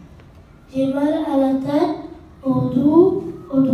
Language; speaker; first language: French; non-native, learner; Arabic